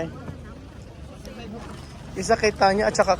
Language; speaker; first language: Filipino; native; Filipino